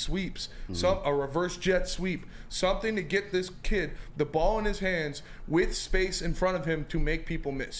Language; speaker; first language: English; native; English